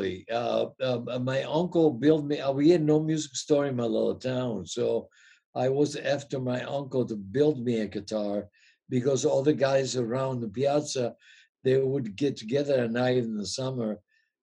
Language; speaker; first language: English; non-native, fluent; Italian